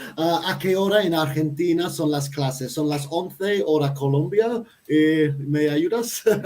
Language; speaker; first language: Spanish; non-native, fluent; English